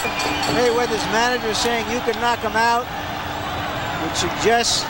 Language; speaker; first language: English; native; English